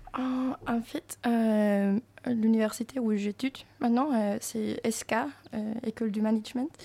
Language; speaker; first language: French; non-native, learner; Finnish